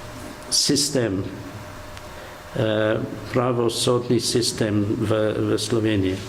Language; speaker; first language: Slovenian; non-native, learner; English